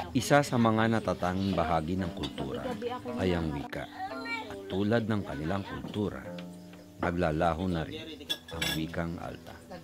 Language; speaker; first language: Filipino; native; Filipino